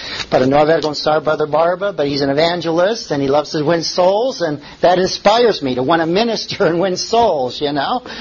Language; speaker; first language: English; native; English